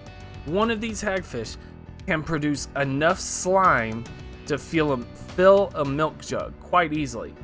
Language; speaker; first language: English; native; English